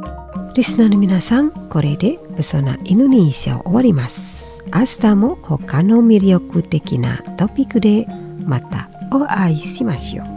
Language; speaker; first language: Japanese; non-native, fluent; Indonesian